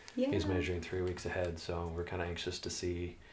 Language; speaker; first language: English; native; English